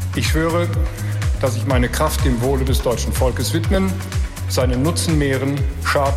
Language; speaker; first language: German; native; German